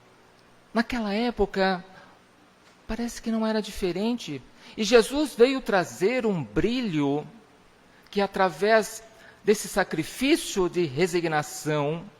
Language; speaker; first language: Portuguese; native; Portuguese